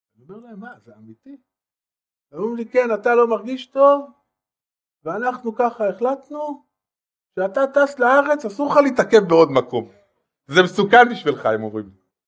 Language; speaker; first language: Hebrew; non-native, fluent; French